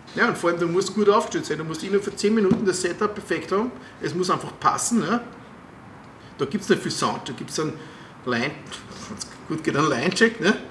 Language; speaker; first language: German; native; German